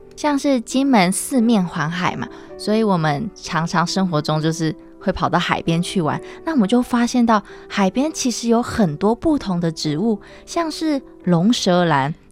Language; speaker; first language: Chinese; native; Chinese